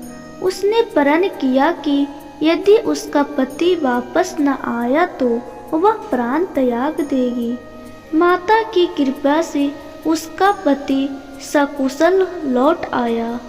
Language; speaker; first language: Hindi; native; Hindi